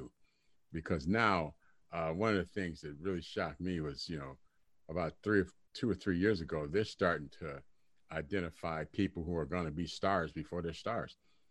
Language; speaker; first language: English; native; English